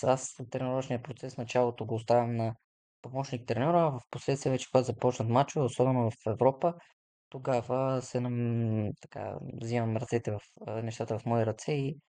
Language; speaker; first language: Bulgarian; native; Bulgarian